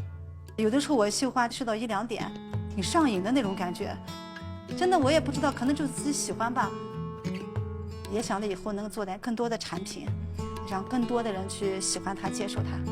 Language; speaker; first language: Chinese; native; Chinese